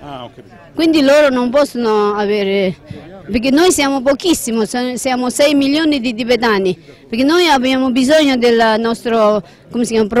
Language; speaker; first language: Italian; non-native, learner; Tibetan